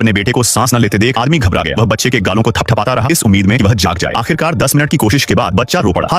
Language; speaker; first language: Hindi; native; Hindi